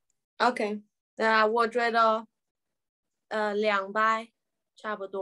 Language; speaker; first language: Chinese; non-native, learner; English